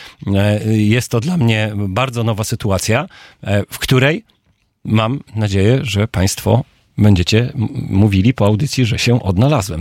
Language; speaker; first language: Polish; native; Polish